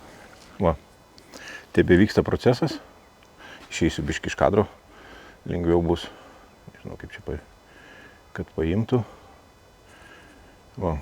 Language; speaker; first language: Lithuanian; native; Lithuanian